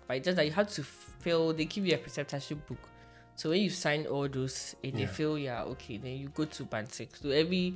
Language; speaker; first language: English; non-native, local second language; Akan